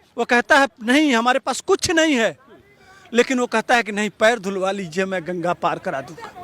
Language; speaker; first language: Hindi; native; Hindi